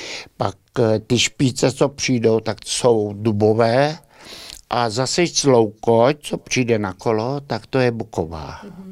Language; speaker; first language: Czech; early bilingual, heritage; Czech